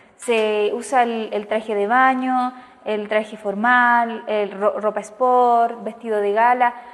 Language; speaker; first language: Spanish; native; Spanish